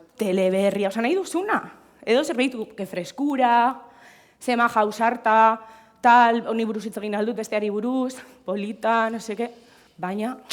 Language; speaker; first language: Basque; non-native, local second language; Spanish